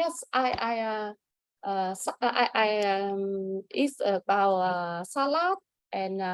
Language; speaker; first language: English; non-native, learner; Vietnamese